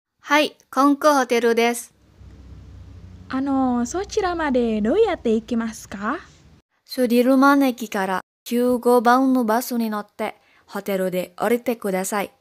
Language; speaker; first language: Japanese; non-native, learner; Indonesian